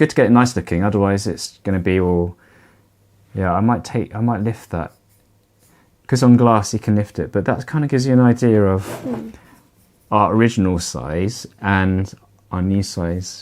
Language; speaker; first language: English; native; English